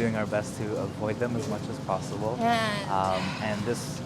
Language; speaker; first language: English; native; English